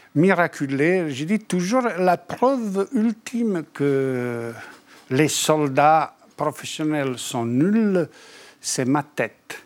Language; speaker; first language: French; non-native, fluent; Bosnian